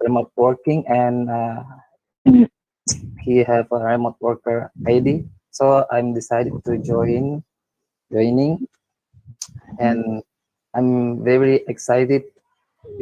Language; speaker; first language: English; non-native, learner; Indonesian